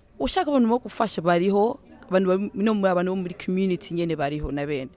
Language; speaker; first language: Rundi; early bilingual, heritage; Rundi